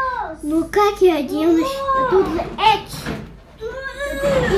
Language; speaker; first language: Russian; early bilingual, heritage; Russian